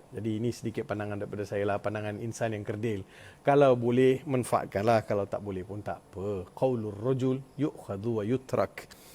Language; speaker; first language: Malay; non-native, local second language; Tamil